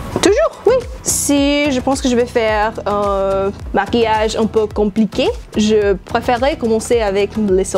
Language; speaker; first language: French; non-native, learner; English